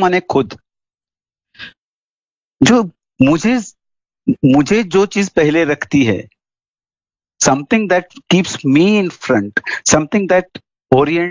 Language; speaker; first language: Hindi; non-native, local second language; Kannada